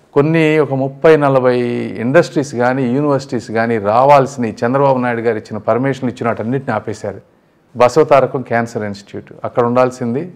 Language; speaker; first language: Telugu; native; Telugu